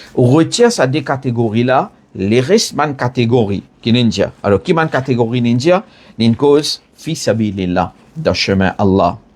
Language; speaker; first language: French; non-native, learner; Morisyen